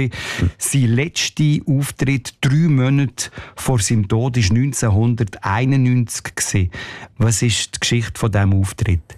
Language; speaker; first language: German; native; German